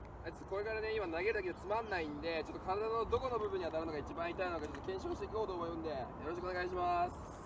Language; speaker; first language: Japanese; native; Japanese